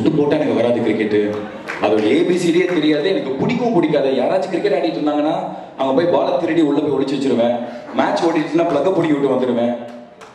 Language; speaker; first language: Tamil; native; Tamil